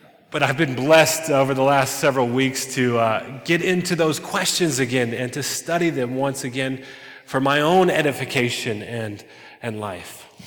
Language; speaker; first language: English; native; English